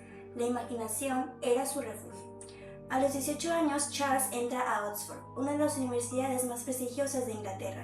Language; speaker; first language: Spanish; native; Spanish